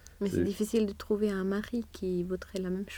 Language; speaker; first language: French; non-native, fluent; Swedish